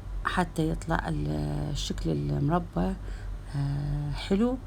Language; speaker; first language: Arabic; native; Arabic